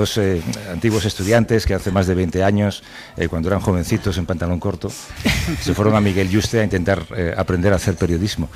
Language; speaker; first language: Spanish; native; Spanish